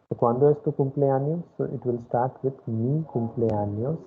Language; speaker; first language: Spanish; non-native, fluent; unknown